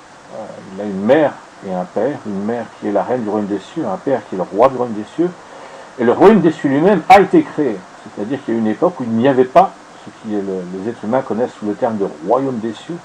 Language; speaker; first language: French; native; French